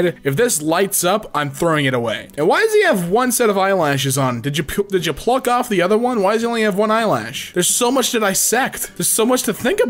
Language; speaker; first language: English; native; English